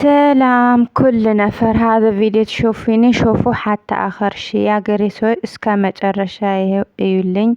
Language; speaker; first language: Arabic; non-native, learner; Amharic